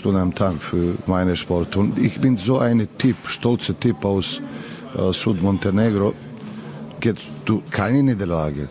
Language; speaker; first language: German; non-native, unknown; Serbian